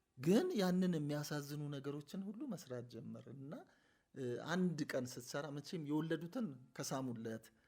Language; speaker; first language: Amharic; native; Amharic